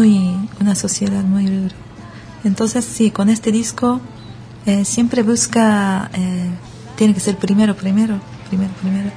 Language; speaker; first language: Spanish; non-native, learner; Japanese